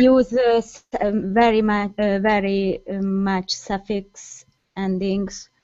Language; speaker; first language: English; non-native, learner; Hungarian